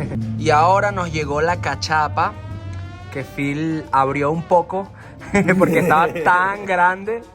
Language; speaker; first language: Spanish; native; Spanish